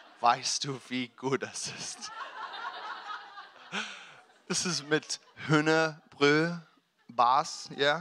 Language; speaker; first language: German; non-native, learner; English